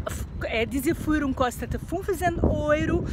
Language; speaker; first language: German; non-native, fluent; Portuguese